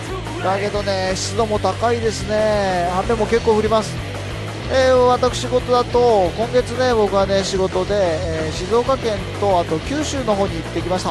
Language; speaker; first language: Japanese; native; Japanese